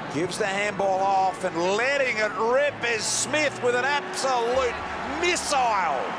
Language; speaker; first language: English; native; English